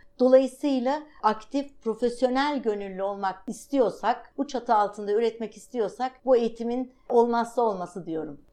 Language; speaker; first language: Turkish; native; Turkish